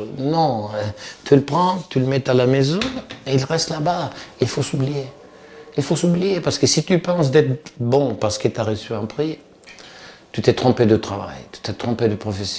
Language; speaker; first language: French; non-native, fluent; Italian